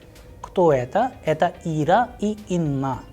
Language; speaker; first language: Russian; non-native, fluent; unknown